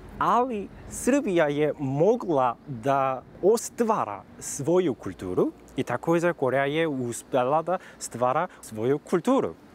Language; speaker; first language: Serbian; non-native, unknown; Korean